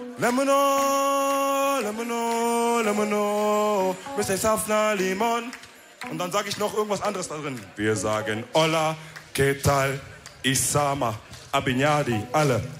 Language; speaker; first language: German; early bilingual, other home language; Wolof